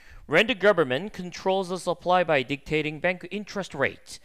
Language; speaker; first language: English; non-native, fluent; Korean